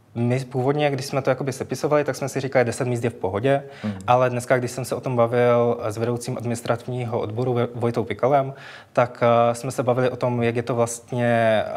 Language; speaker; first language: Czech; native; Czech